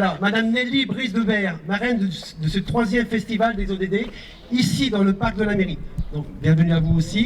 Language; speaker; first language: French; native; French